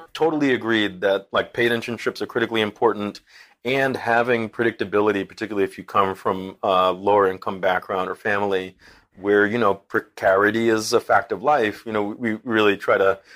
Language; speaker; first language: English; native; English